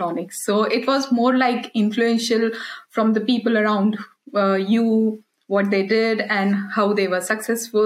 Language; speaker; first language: English; non-native, local second language; Hindi